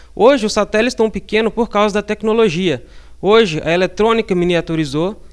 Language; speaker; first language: Portuguese; native; Portuguese